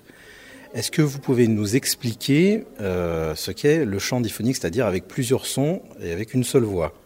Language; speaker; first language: French; native; French